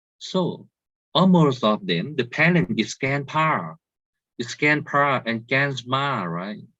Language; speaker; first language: English; non-native, learner; Thai